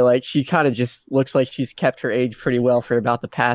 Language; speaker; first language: English; native; English